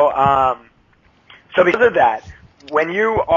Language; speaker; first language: English; native; English